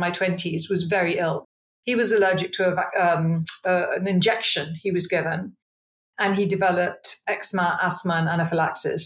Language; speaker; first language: English; non-native, local second language; Punjabi